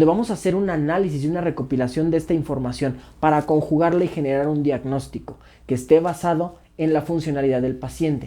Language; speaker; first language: Spanish; native; Spanish